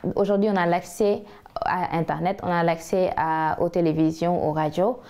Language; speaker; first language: French; non-native, local second language; Wolof